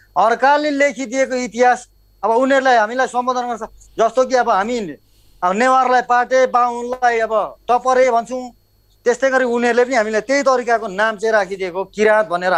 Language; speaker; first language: Nepali; non-native, local second language; Limbu